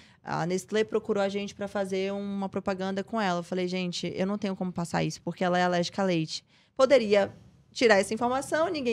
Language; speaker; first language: Portuguese; native; Portuguese